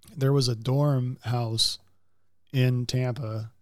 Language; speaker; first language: English; native; English